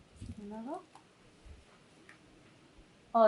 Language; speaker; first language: Greek; early bilingual, heritage; English